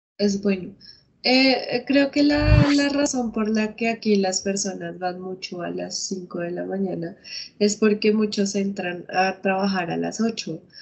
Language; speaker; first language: Spanish; native; Spanish